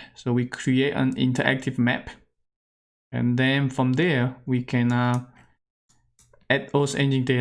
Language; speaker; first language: English; non-native, fluent; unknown